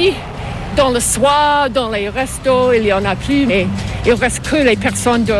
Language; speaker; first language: French; non-native, fluent; English